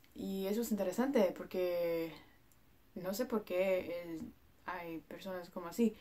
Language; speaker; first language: Spanish; non-native, learner; English